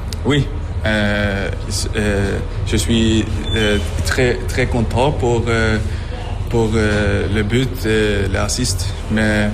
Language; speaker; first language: French; non-native, learner; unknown